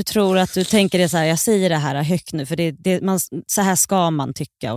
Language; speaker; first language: Swedish; native; Swedish